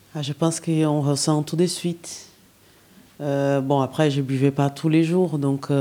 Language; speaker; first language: French; non-native, fluent; Portuguese